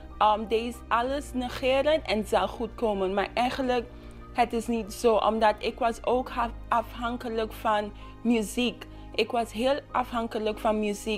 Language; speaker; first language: Dutch; non-native, local second language; English